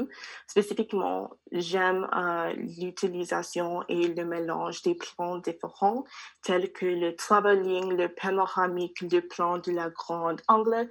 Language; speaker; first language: French; non-native, learner; English